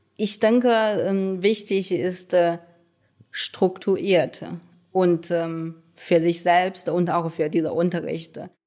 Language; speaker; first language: German; non-native, fluent; Chinese